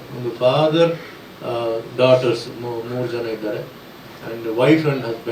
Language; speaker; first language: Kannada; early bilingual, other home language; Tulu